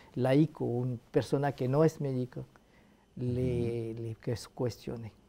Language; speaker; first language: Spanish; non-native, fluent; Arabic